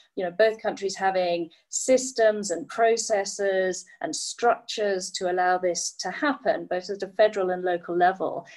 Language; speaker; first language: English; native; English